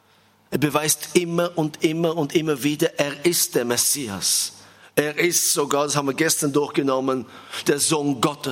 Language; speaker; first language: German; non-native, fluent; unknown